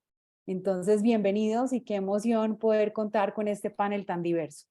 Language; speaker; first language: Spanish; native; Spanish